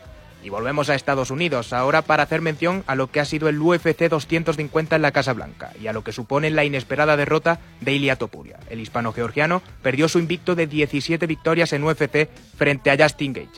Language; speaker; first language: Spanish; native; Spanish